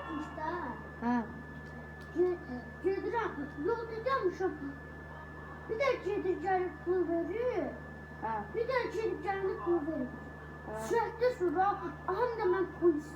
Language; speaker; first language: Turkish; non-native, learner; Azerbaijani